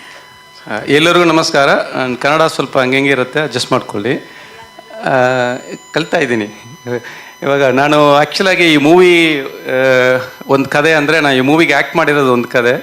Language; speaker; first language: Kannada; non-native, learner; Tamil